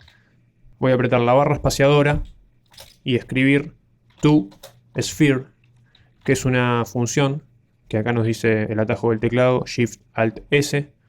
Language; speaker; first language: Spanish; native; Spanish